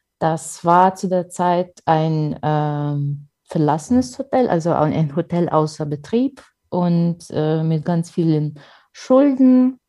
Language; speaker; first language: German; non-native, fluent; Russian